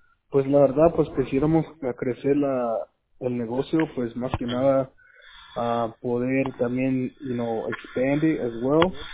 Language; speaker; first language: Spanish; early bilingual, other home language; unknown